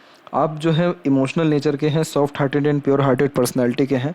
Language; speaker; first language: Hindi; native; Hindi